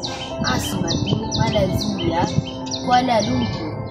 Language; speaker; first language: Arabic; non-native, learner; Malay